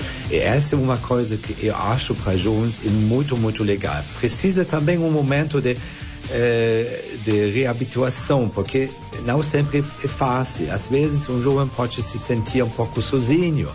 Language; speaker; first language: Portuguese; non-native, fluent; German